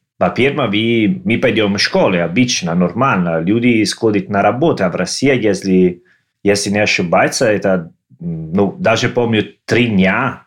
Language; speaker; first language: Russian; non-native, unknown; Italian